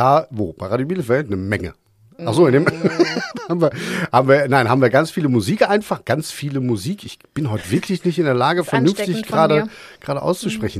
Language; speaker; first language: German; native; German